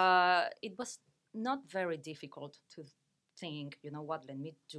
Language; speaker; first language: English; non-native, fluent; Spanish